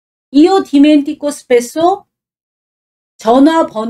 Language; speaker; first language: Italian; non-native, fluent; Korean